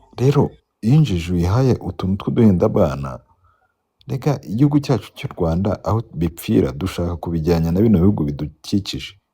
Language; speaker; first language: Kinyarwanda; native; Kinyarwanda